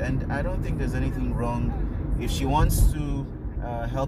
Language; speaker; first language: English; non-native, local second language; Hausa